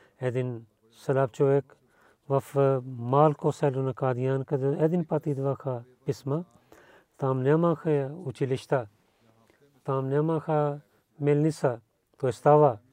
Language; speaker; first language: Bulgarian; non-native, learner; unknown